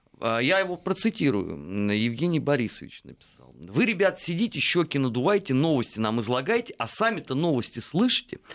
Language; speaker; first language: Russian; native; Russian